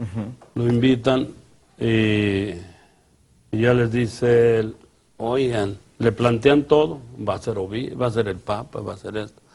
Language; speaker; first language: Spanish; native; Spanish